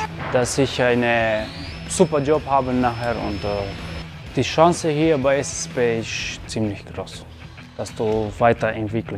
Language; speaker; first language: German; non-native, local second language; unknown